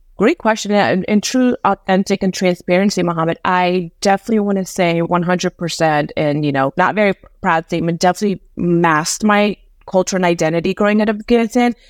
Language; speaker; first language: English; early bilingual, other home language; Persian